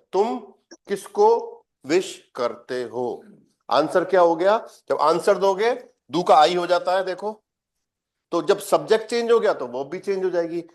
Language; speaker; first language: Hindi; native; Hindi